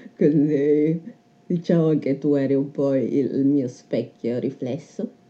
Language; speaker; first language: Italian; native; Italian